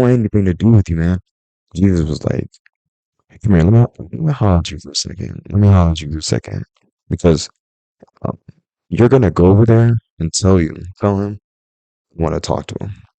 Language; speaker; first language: English; native; English